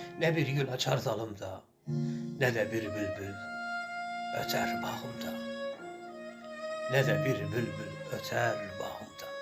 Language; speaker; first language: Turkish; native; Turkish